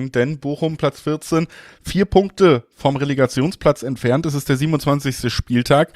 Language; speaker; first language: German; native; German